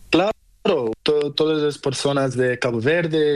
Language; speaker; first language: Spanish; non-native, learner; Portuguese